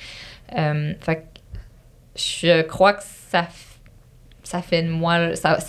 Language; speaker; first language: French; native; French